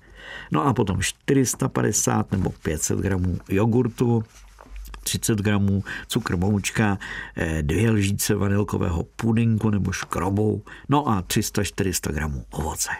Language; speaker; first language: Czech; native; Czech